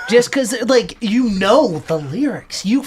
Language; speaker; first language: English; native; English